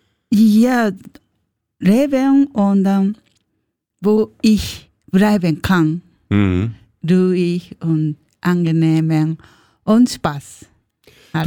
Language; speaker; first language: German; non-native, learner; Japanese